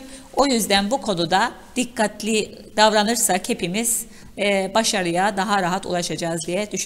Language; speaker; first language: Turkish; native; Turkish